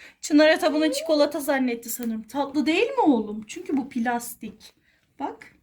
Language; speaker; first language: Turkish; native; Turkish